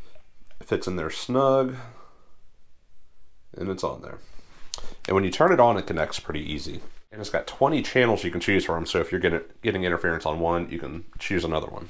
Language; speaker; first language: English; native; English